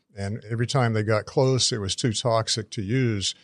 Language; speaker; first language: English; native; English